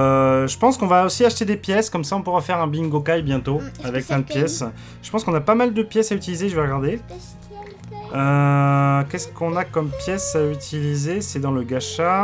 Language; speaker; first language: French; native; French